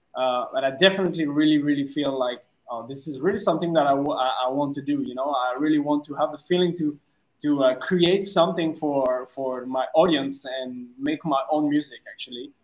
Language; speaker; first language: English; non-native, fluent; French